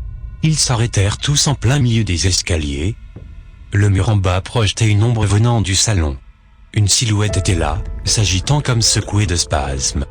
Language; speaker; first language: French; native; French